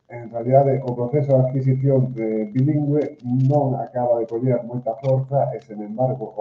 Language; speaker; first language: Galician; non-native, local second language; Spanish